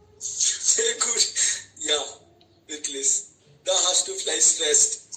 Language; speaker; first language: German; non-native, fluent; Hindi